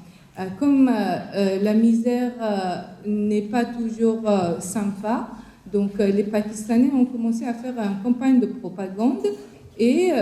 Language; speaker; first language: French; non-native, fluent; Persian